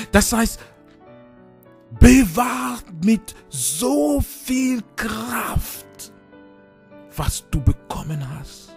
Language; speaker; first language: German; non-native, fluent; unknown